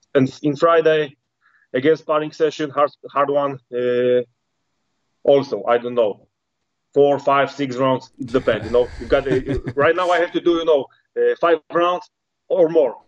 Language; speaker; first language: English; non-native, learner; Polish